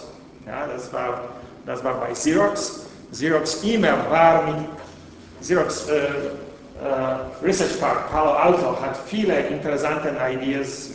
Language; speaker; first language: German; non-native, fluent; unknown